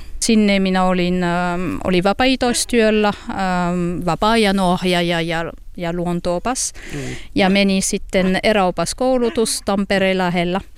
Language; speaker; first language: Finnish; non-native, learner; French